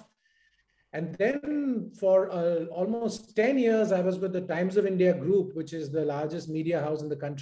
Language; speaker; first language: English; non-native, local second language; Hindi